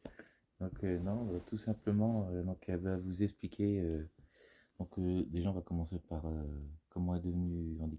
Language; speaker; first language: French; native; French